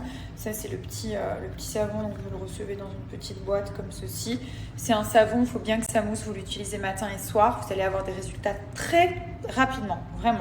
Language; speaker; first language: French; native; French